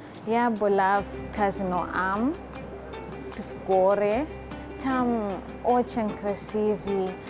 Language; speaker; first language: Russian; non-native, learner; Shona